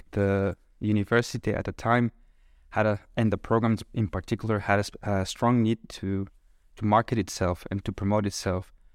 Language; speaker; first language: English; non-native, fluent; Spanish